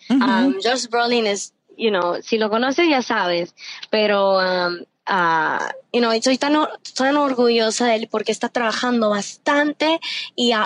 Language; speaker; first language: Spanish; early bilingual, heritage; Spanish